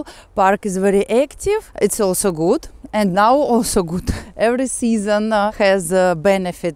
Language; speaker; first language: English; non-native, fluent; Russian